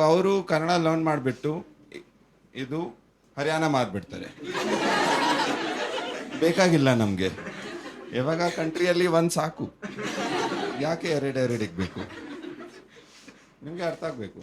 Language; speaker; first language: Kannada; non-native, learner; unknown